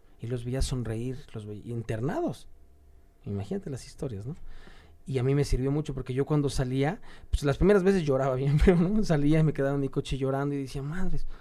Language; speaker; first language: Spanish; native; Spanish